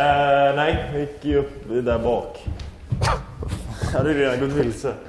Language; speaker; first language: Swedish; native; Swedish